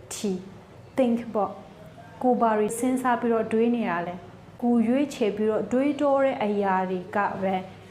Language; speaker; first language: Burmese; non-native, local second language; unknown